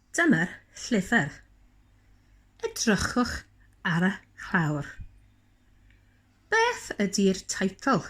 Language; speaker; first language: Welsh; non-native, learner; English